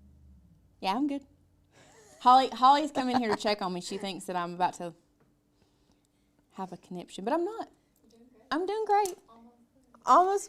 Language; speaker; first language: English; native; English